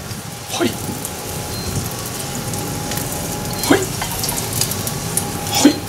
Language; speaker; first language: Vietnamese; non-native, learner; Japanese